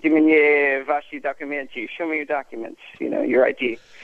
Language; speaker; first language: English; native; English